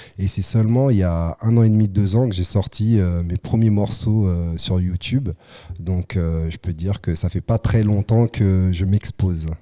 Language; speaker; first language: French; early bilingual, other home language; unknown